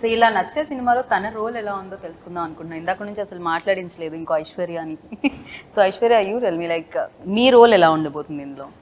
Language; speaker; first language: Telugu; native; Telugu